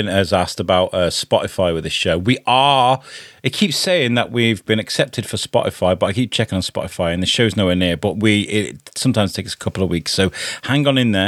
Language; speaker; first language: English; native; English